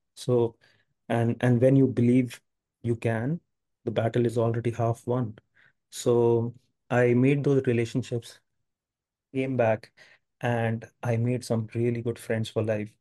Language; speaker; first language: English; non-native, local second language; Hindi